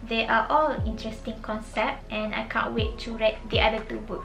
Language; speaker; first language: English; non-native, local second language; Malay